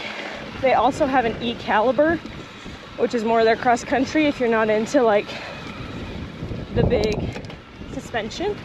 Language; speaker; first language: English; native; English